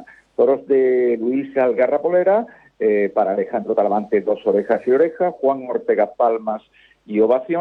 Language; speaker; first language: Spanish; native; Spanish